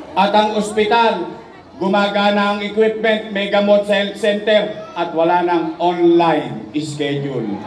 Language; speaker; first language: Filipino; native; Filipino